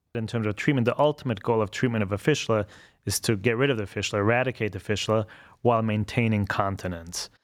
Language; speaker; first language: English; non-native, fluent; German